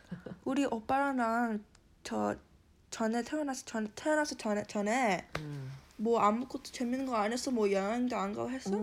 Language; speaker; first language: Korean; early bilingual, heritage; Korean